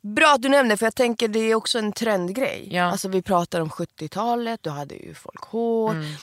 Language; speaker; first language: Swedish; early bilingual, other home language; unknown